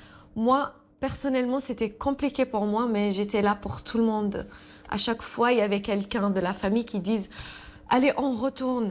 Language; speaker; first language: French; non-native, fluent; Assyrian Neo-Aramaic